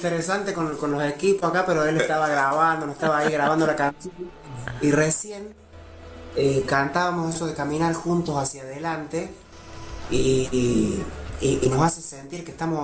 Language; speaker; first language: Spanish; native; Spanish